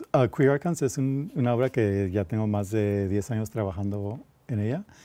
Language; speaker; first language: Spanish; early bilingual, heritage; Spanish